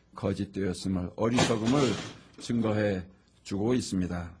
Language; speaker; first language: Korean; native; Korean